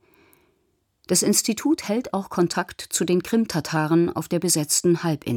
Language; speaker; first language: German; native; German